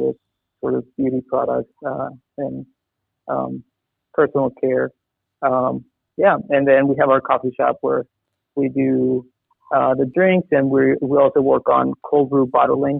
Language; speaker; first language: English; early bilingual, other home language; Spanish